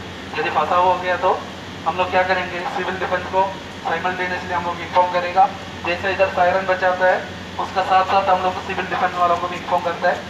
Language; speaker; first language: Hindi; non-native, local second language; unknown